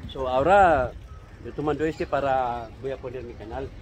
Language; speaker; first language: Spanish; non-native, learner; Filipino